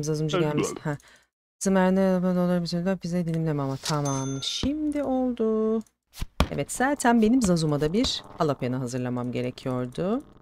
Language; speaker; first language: Turkish; native; Turkish